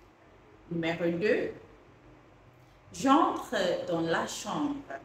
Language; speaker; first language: French; non-native, fluent; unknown